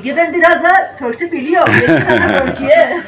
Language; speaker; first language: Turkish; non-native, learner; Persian